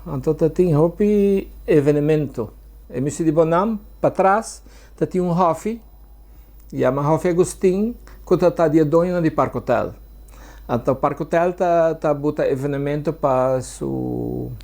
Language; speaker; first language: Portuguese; early bilingual, heritage; Portuguese